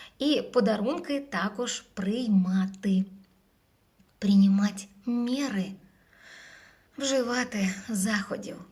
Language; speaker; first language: Ukrainian; native; Ukrainian